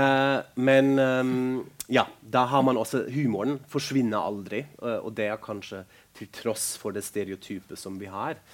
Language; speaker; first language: Norwegian; non-native, fluent; German